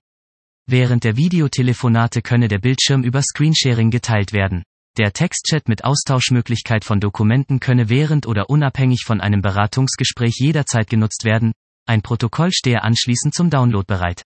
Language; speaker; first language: German; native; German